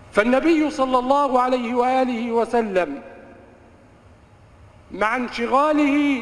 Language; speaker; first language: Arabic; native; Arabic